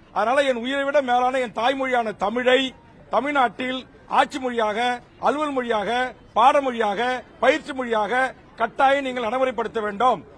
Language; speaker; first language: Tamil; native; Tamil